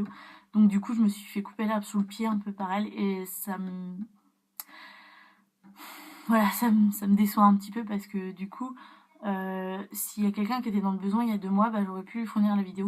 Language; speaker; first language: French; native; French